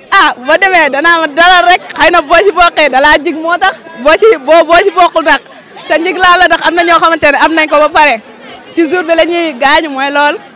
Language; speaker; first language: Wolof; native; Wolof